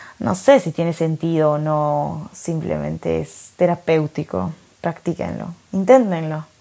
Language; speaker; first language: Spanish; native; Spanish